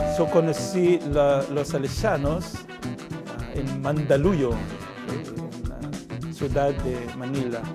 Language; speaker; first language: Spanish; non-native, learner; Filipino